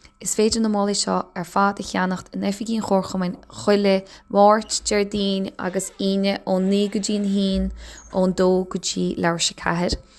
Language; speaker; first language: Irish; native; Irish